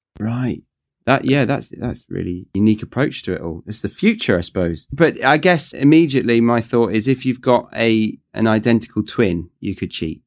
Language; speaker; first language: English; native; English